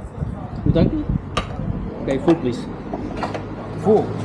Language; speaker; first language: English; non-native, learner; Czech